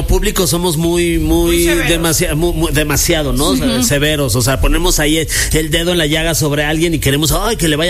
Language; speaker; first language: Spanish; native; Spanish